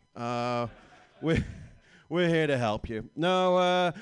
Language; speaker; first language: English; native; English